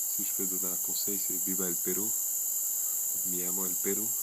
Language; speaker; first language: Spanish; non-native, learner; French